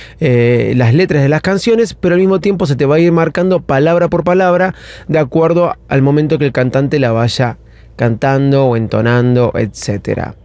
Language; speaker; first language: Spanish; native; Spanish